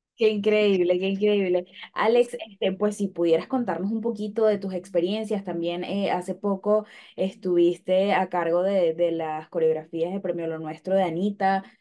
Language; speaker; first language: Spanish; native; Spanish